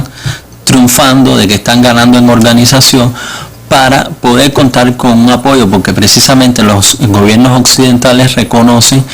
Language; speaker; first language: Spanish; native; Spanish